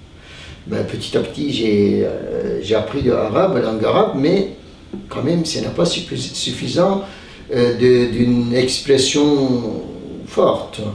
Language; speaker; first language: French; non-native, fluent; Turkish